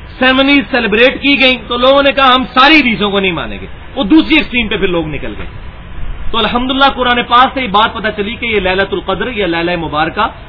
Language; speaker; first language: Urdu; non-native, local second language; Punjabi